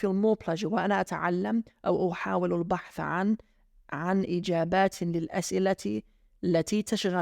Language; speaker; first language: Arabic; non-native, fluent; English